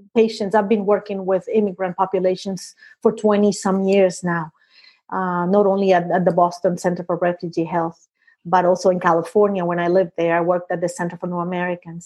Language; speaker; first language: English; non-native, fluent; Spanish